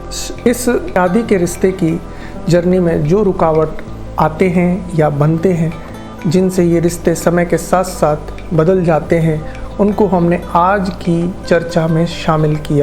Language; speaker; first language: Hindi; native; Hindi